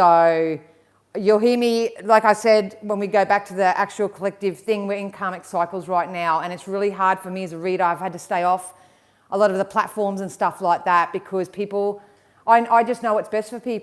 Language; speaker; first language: English; native; English